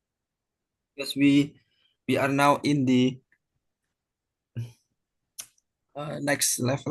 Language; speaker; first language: English; non-native, fluent; Indonesian